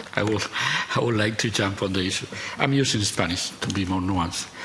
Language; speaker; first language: English; non-native, fluent; Spanish